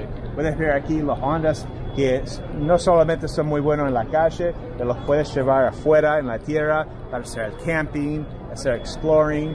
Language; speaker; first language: Spanish; non-native, fluent; English